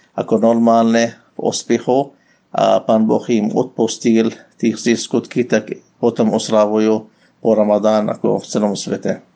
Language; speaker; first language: Slovak; non-native, learner; Arabic